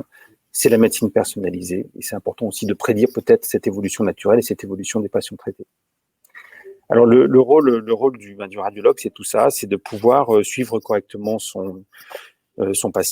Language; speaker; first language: French; native; French